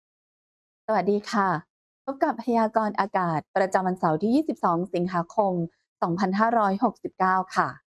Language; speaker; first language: Thai; native; Thai